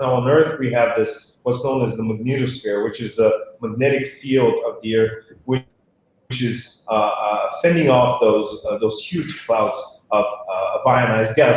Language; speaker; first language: English; non-native, fluent; Bulgarian